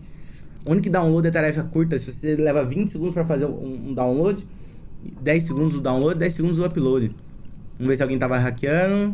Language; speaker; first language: Portuguese; native; Portuguese